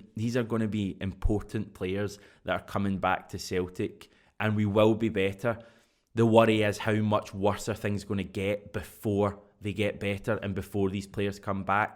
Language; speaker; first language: English; native; English